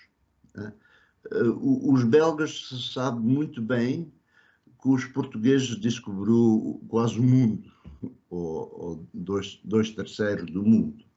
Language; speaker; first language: Portuguese; early bilingual, other home language; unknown